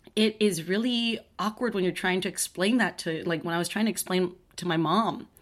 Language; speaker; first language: English; early bilingual, other home language; Spanish